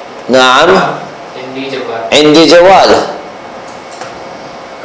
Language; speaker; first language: Arabic; non-native, fluent; Urdu